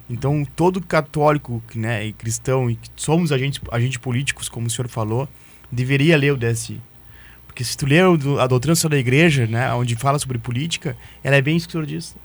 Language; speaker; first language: Portuguese; native; Portuguese